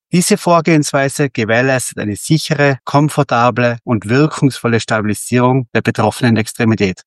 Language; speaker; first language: German; native; German